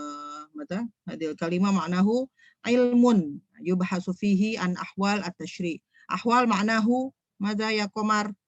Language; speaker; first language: Arabic; non-native, fluent; Indonesian